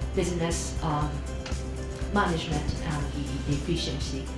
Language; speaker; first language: English; non-native, fluent; Japanese